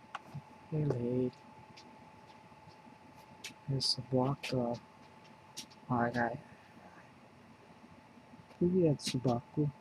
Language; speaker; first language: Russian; non-native, learner; English